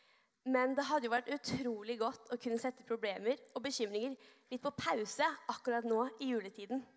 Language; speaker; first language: Norwegian; native; Norwegian